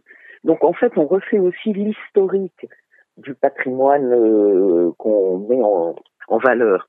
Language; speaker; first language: French; native; French